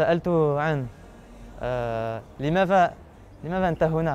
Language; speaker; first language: Arabic; non-native, learner; French